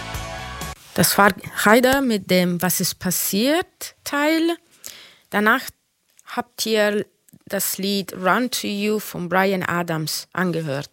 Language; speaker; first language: German; non-native, learner; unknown